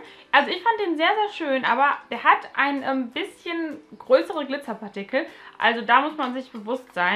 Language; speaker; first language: German; native; German